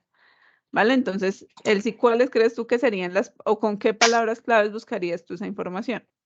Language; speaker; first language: Spanish; native; Spanish